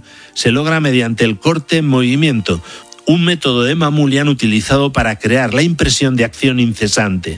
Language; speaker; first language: Spanish; native; Spanish